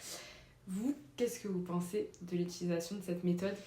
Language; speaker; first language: French; native; French